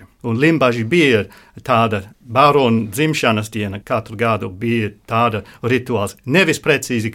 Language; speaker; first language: Latvian; non-native, learner; English